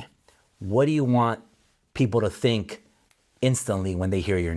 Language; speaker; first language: English; native; English